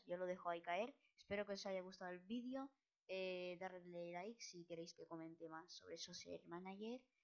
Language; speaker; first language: Spanish; native; Spanish